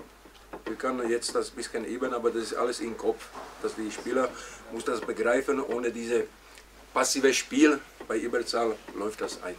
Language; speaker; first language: German; non-native, fluent; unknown